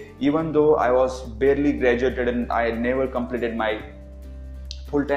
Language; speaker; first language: English; non-native, local second language; Marathi